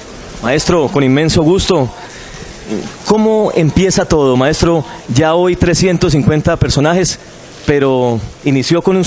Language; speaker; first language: Spanish; native; Spanish